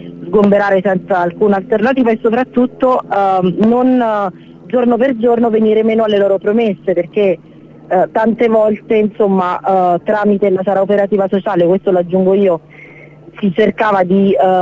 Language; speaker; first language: Italian; native; Italian